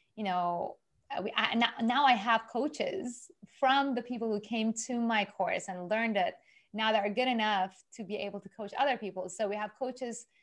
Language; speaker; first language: English; non-native, fluent; Persian